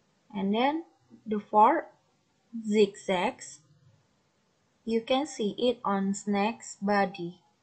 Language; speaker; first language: English; non-native, fluent; Indonesian